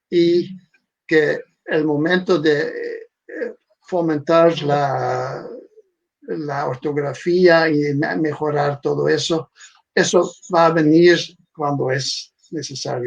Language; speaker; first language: Spanish; non-native, fluent; Dutch